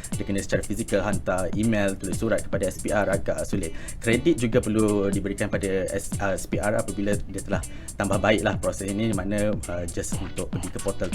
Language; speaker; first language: Malay; native; Malay